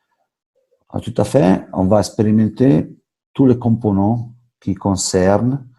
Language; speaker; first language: French; non-native, fluent; Italian